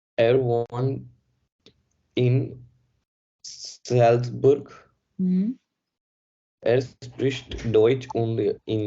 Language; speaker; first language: German; non-native, learner; Hindi